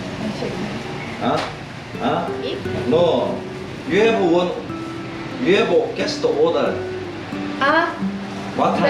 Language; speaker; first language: English; non-native, learner; Korean